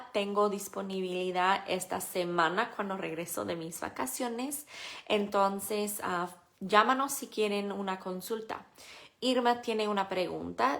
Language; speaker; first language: Spanish; non-native, fluent; English